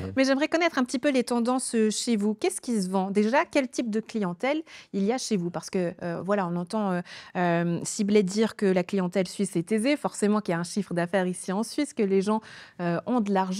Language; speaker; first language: French; native; French